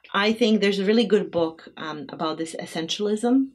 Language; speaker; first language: English; non-native, fluent; Bosnian